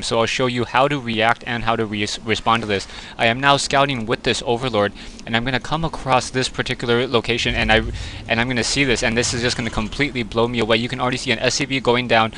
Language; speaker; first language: English; native; English